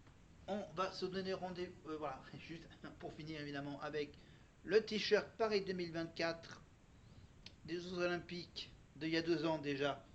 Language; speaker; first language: French; native; French